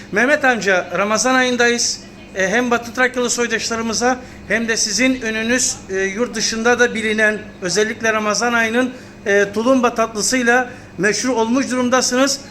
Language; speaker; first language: Turkish; native; Turkish